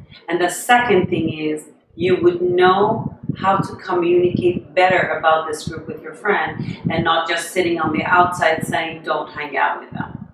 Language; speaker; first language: English; non-native, fluent; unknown